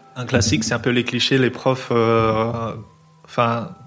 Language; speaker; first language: French; non-native, fluent; Portuguese